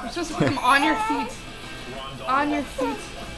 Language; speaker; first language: English; native; English